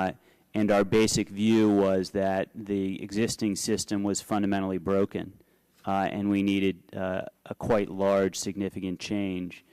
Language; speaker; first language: English; native; English